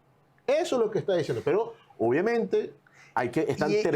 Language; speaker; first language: Spanish; native; Spanish